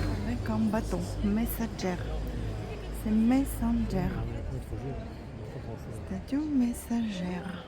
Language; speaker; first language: French; non-native, fluent; Russian